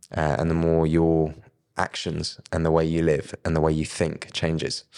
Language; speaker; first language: English; native; English